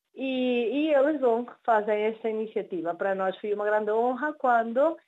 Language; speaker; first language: Portuguese; early bilingual, heritage; Spanish